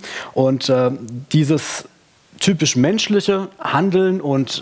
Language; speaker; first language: German; native; German